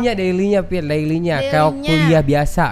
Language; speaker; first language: Indonesian; native; Indonesian